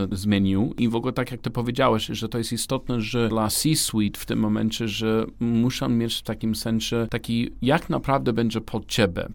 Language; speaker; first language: Polish; non-native, learner; English